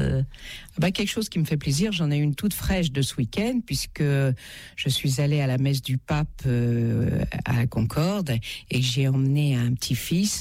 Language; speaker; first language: French; native; French